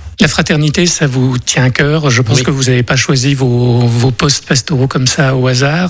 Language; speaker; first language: French; native; French